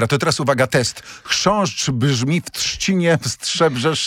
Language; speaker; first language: Polish; native; Polish